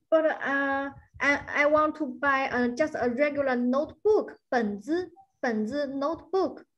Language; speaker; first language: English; non-native, fluent; Chinese